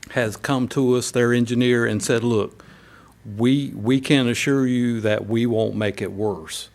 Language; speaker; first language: English; native; English